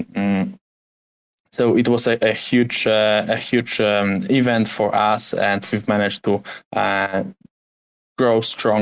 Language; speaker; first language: English; non-native, fluent; Polish